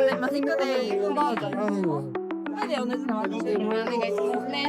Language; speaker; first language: Japanese; non-native, learner; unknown